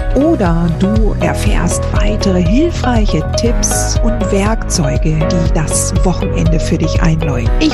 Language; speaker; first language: German; native; German